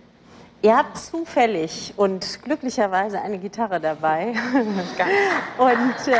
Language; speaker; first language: German; native; German